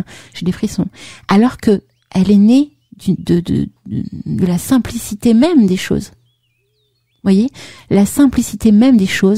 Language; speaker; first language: French; native; French